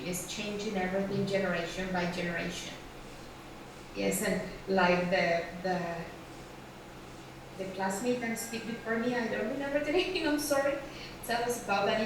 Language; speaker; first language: English; non-native, learner; Spanish